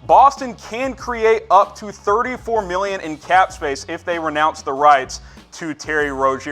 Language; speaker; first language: English; native; English